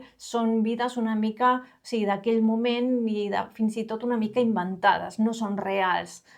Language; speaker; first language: Catalan; non-native, local second language; Spanish